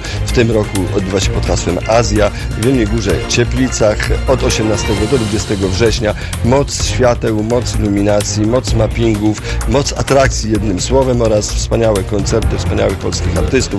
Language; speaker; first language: Polish; native; Polish